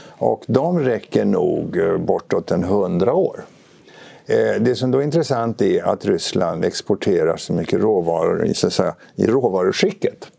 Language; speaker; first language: Swedish; native; Swedish